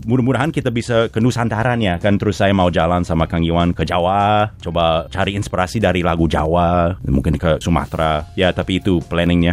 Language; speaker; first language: Indonesian; non-native, fluent; English